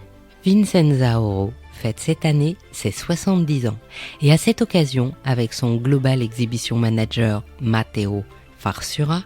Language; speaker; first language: French; native; French